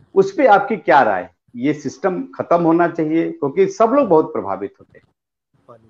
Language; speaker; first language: Hindi; non-native, local second language; Bhojpuri